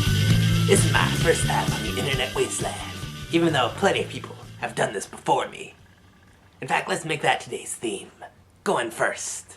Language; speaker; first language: English; native; English